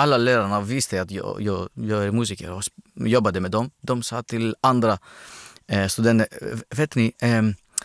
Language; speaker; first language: Swedish; non-native, fluent; Greek